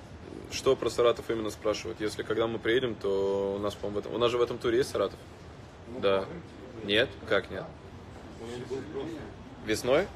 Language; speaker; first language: Russian; native; Russian